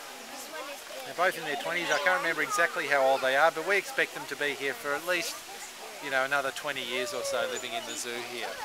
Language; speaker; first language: English; native; English